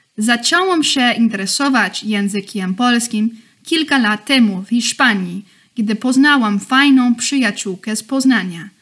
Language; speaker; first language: Polish; non-native, learner; English